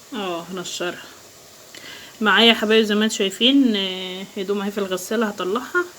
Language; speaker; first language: Arabic; native; Arabic